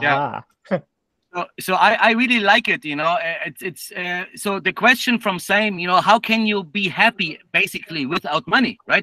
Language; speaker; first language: English; non-native, fluent; German